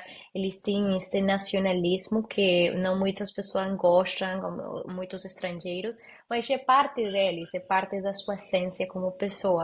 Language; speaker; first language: Portuguese; non-native, learner; Spanish